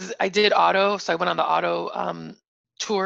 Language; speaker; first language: English; native; English